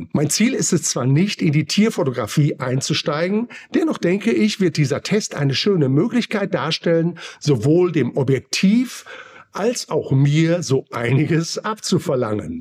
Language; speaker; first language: German; native; German